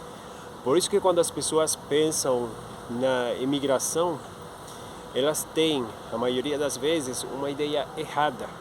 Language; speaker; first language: Portuguese; non-native, fluent; Spanish